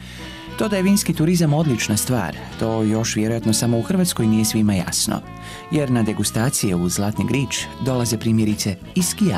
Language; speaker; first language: Croatian; native; Croatian